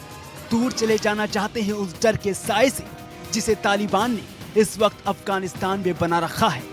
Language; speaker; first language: Hindi; native; Hindi